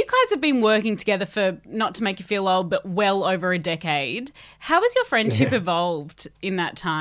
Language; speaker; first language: English; native; English